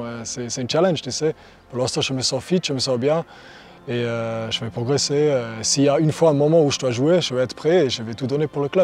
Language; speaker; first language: French; non-native, local second language; German